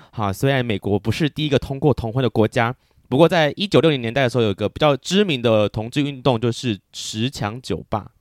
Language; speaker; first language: Chinese; native; Chinese